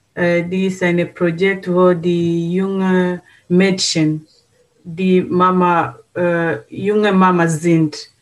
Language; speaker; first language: German; non-native, learner; Swahili